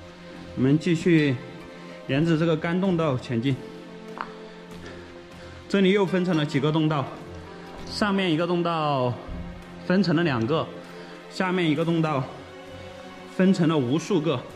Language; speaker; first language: Chinese; native; Chinese